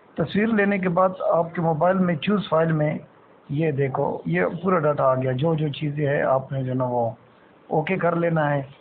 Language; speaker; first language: Urdu; non-native, local second language; Pashto